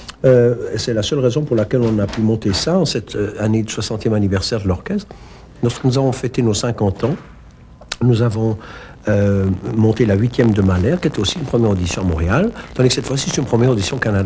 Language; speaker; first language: French; native; French